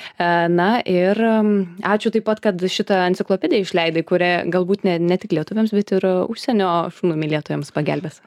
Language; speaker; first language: Lithuanian; native; Lithuanian